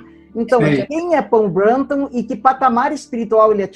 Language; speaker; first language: Portuguese; native; Portuguese